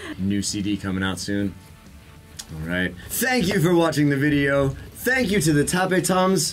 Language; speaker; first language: English; native; English